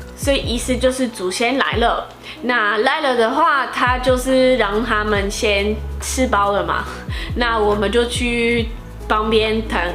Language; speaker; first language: Chinese; non-native, fluent; Portuguese